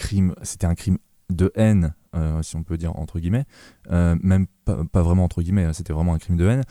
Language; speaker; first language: French; native; French